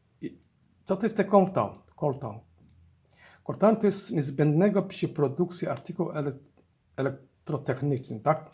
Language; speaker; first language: Polish; non-native, learner; Somali